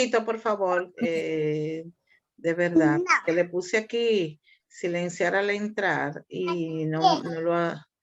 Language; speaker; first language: Spanish; native; Spanish